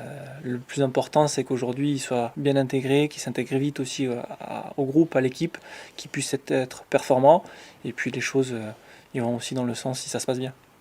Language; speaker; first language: French; native; French